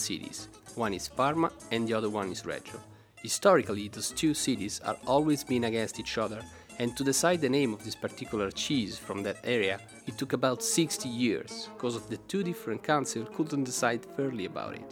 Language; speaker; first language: English; non-native, fluent; Italian